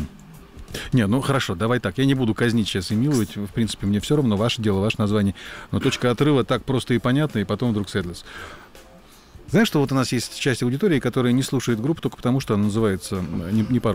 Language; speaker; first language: Russian; native; Russian